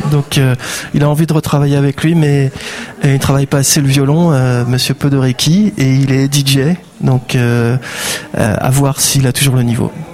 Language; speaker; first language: French; native; French